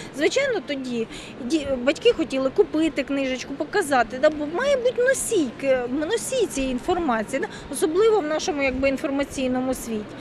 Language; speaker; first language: Ukrainian; native; Ukrainian